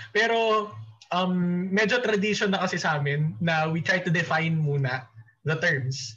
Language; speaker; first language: Filipino; native; Filipino